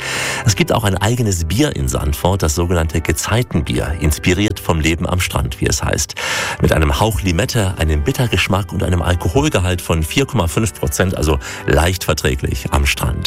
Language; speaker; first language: German; native; German